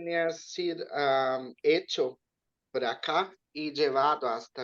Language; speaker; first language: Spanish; non-native, learner; Portuguese